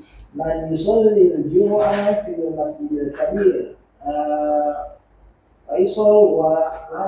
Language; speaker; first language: Arabic; non-native, learner; Indonesian